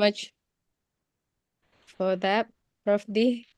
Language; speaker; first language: English; non-native, fluent; Indonesian